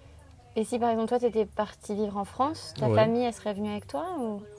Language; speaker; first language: French; native; French